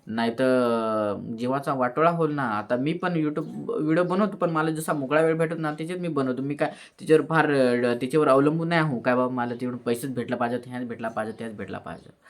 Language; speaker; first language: Marathi; native; Marathi